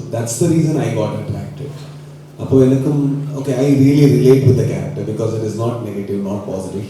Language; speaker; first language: Malayalam; non-native, local second language; Kannada